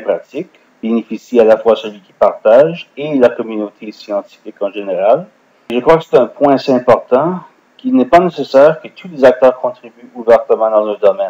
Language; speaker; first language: French; non-native, fluent; English